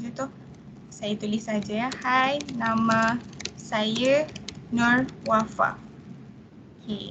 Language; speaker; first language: Malay; native; Malay